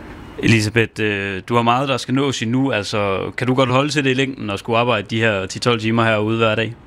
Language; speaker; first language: Danish; native; Danish